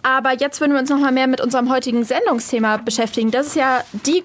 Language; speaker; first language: German; native; German